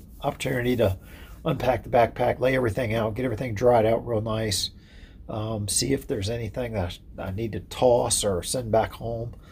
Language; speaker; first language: English; native; English